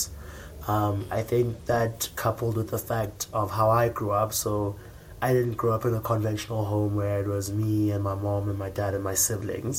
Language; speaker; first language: English; non-native, local second language; Xhosa